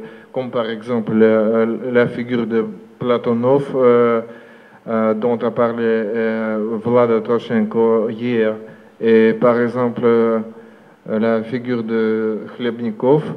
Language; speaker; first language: French; non-native, fluent; Russian